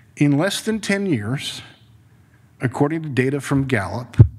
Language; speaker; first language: English; native; English